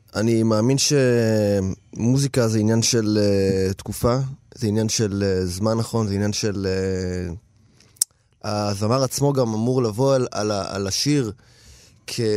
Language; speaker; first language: Hebrew; native; Hebrew